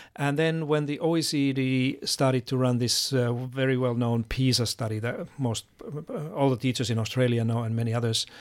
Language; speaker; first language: English; non-native, fluent; Finnish